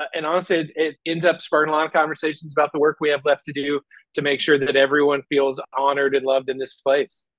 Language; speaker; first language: English; native; English